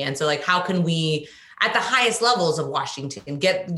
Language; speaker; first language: English; native; English